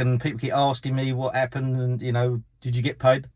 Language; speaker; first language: English; native; English